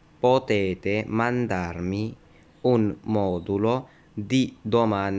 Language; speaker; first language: Italian; non-native, learner; Urdu